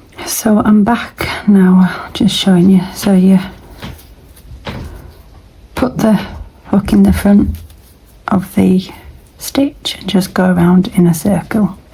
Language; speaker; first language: English; native; English